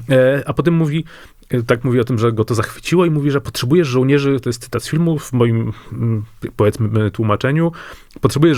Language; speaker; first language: Polish; native; Polish